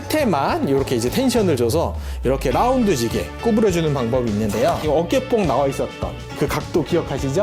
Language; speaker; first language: Korean; native; Korean